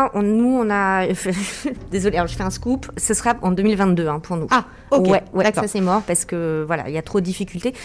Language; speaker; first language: French; native; French